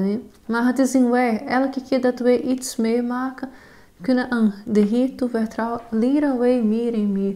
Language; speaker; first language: Dutch; non-native, fluent; Portuguese